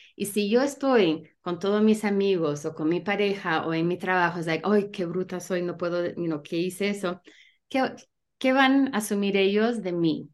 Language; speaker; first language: Spanish; early bilingual, heritage; Spanish